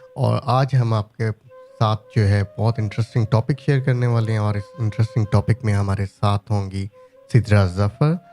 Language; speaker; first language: Urdu; native; Urdu